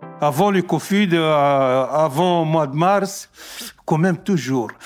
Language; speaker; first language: French; non-native, learner; Arabic